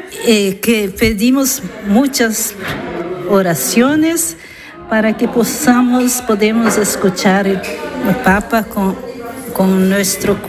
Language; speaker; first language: Spanish; non-native, learner; Italian